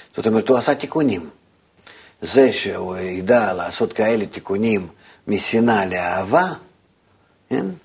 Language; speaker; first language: Hebrew; native; Hebrew